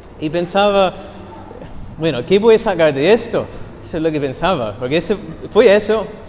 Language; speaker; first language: Spanish; non-native, fluent; English